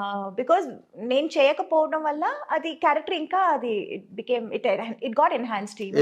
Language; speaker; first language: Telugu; non-native, local second language; Tamil